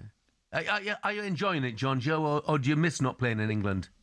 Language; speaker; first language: English; native; English